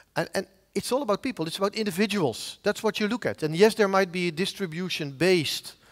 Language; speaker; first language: English; non-native, fluent; Dutch